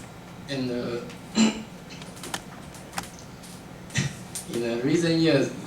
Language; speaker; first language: English; non-native, learner; Chinese